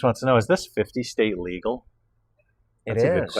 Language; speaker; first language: English; native; English